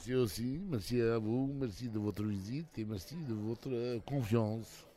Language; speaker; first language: French; non-native, local second language; Arabic